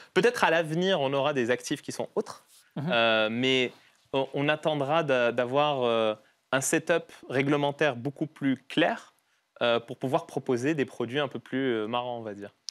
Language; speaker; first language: French; non-native, local second language; Arabic